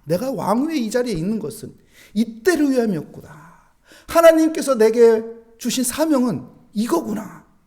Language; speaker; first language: Korean; native; Korean